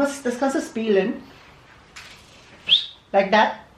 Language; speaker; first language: German; non-native, learner; Filipino